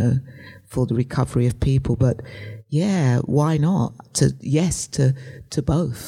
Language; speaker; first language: English; native; English